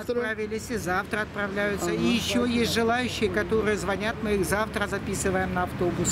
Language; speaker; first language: Russian; native; Russian